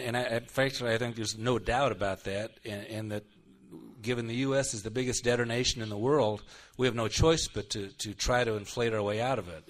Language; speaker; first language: English; native; English